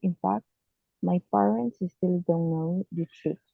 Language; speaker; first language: English; non-native, learner; Spanish